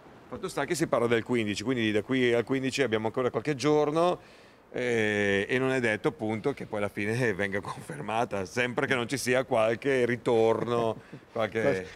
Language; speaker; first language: Italian; native; Italian